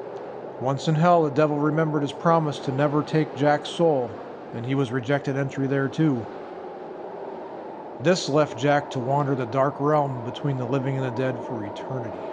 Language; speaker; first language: English; native; English